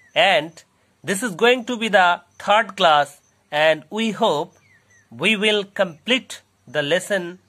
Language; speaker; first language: English; non-native, local second language; Bangla